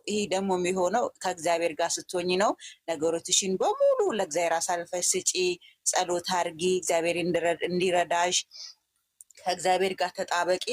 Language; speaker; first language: Amharic; native; Amharic